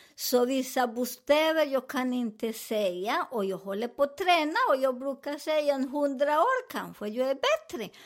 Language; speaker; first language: Swedish; non-native, learner; Spanish